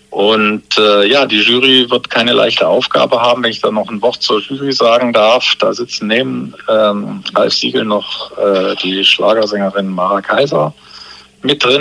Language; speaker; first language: German; native; German